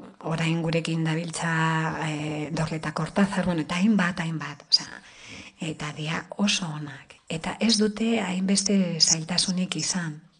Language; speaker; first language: Basque; non-native, local second language; Spanish